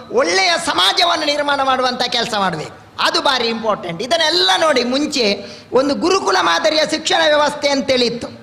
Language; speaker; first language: Kannada; non-native, local second language; Tulu